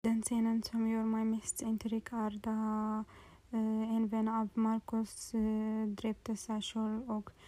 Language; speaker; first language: Swedish; non-native, learner; Norwegian